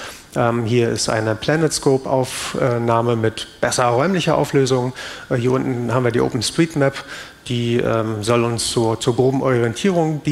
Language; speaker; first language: German; native; German